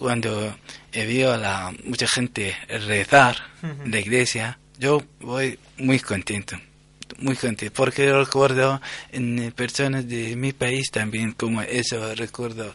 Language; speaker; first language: Spanish; non-native, learner; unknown